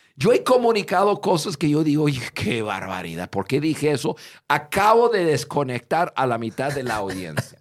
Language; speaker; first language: Spanish; non-native, fluent; English